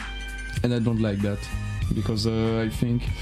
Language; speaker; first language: English; non-native, learner; French